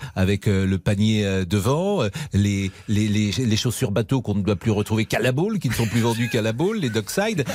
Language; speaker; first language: French; native; French